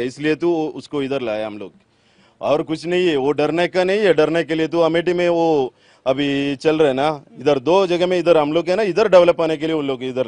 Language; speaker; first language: Hindi; non-native, local second language; Malayalam